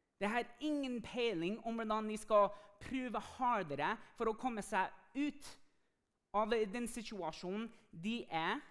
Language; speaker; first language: Norwegian; non-native, fluent; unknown